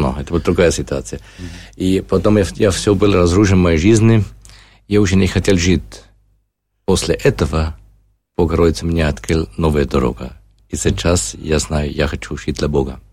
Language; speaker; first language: Russian; non-native, learner; German